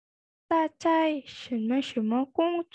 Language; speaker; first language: Chinese; non-native, fluent; Indonesian